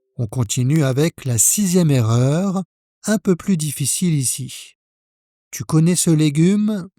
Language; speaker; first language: French; native; French